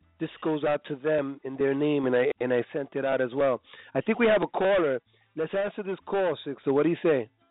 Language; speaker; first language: English; early bilingual, other home language; Spanish